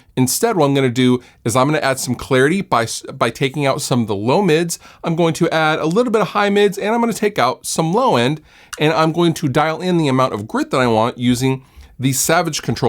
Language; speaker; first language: English; native; English